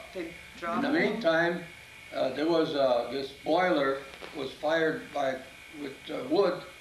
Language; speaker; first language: English; early bilingual, other home language; Italian